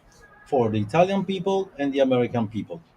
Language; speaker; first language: English; non-native, learner; Italian